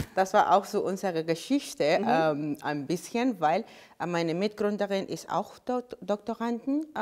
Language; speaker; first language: German; non-native, fluent; Spanish